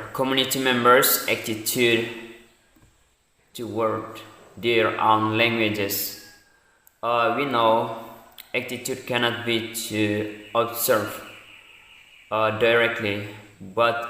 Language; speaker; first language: English; non-native, learner; Indonesian